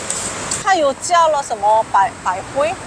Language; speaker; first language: Chinese; non-native, fluent; Korean